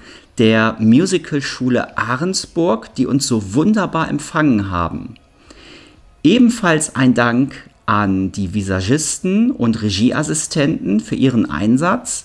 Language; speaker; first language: German; native; German